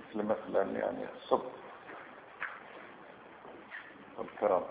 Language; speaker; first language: Arabic; native; Arabic